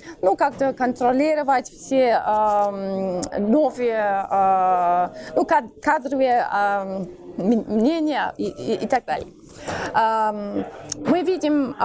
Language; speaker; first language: Russian; non-native, fluent; English